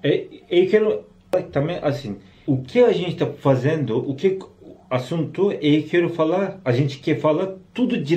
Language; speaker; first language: Portuguese; non-native, learner; Turkish